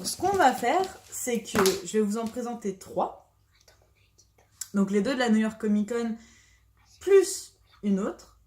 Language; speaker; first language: French; native; French